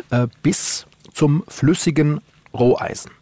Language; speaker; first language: German; native; German